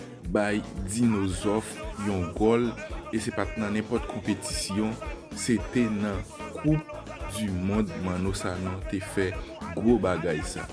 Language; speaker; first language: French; non-native, learner; Haitian Creole